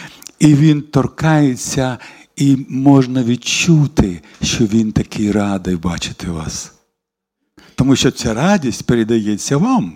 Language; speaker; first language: Ukrainian; non-native, local second language; Russian